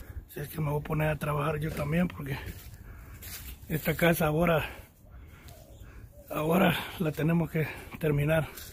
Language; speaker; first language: Spanish; native; Spanish